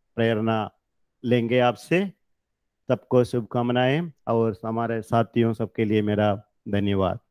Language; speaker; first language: Hindi; non-native, local second language; Malayalam